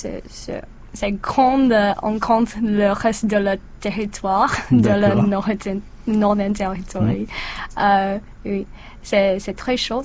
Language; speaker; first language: French; non-native, learner; English